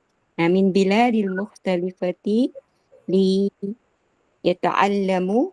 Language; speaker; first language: Arabic; non-native, learner; Filipino